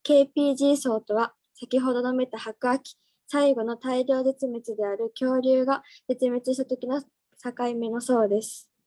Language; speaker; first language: Japanese; native; Japanese